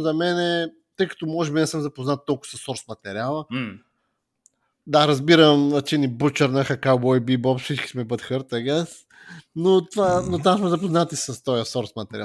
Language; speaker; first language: Bulgarian; native; Bulgarian